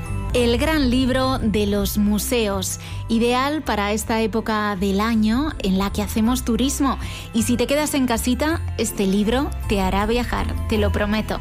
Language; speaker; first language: Spanish; native; Spanish